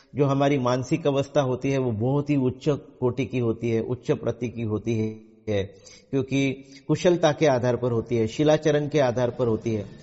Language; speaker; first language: Hindi; non-native, local second language; Marathi